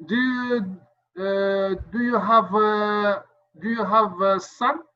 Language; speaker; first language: English; non-native, learner; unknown